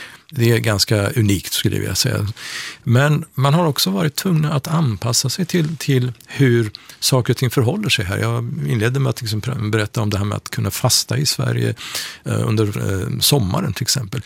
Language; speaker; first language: Swedish; non-native, fluent; Persian